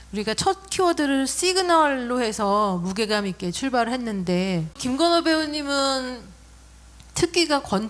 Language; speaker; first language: Korean; native; Korean